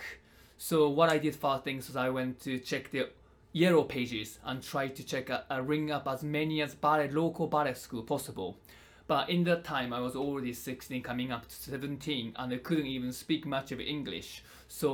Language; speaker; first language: English; non-native, fluent; Japanese